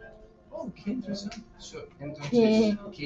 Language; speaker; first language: Spanish; non-native, learner; English